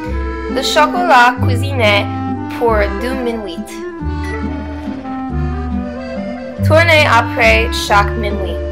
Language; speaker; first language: French; non-native, learner; English